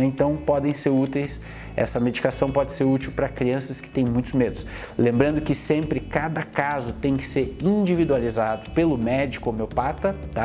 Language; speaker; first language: Portuguese; native; Portuguese